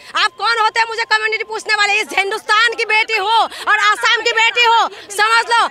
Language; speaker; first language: Hindi; non-native, local second language; Assamese